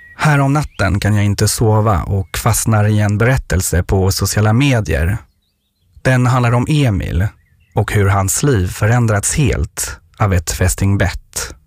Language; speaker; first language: Swedish; non-native, fluent; French